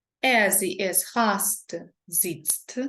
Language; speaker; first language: German; non-native, learner; Ukrainian